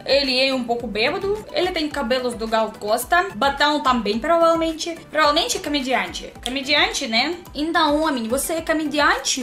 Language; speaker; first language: Portuguese; non-native, learner; Russian